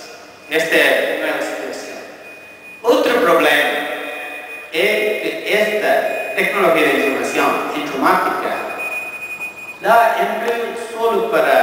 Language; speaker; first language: Spanish; non-native, fluent; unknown